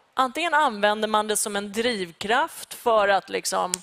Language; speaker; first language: Swedish; early bilingual, other home language; Persian